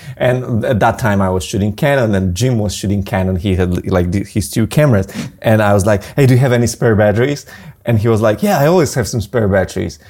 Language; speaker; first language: English; non-native, fluent; Polish